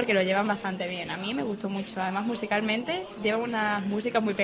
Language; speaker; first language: Spanish; native; Spanish